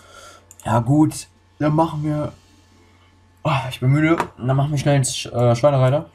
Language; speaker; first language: German; native; German